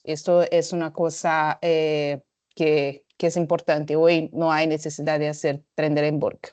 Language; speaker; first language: Spanish; non-native, fluent; Portuguese